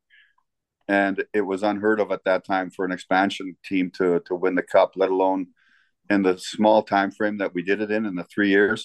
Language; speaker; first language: English; native; English